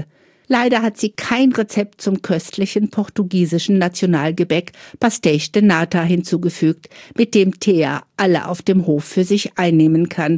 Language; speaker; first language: German; native; German